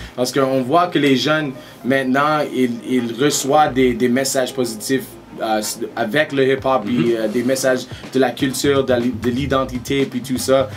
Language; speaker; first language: French; non-native, local second language; English